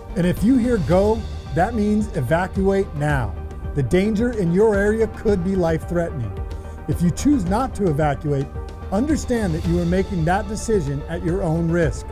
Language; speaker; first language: English; native; English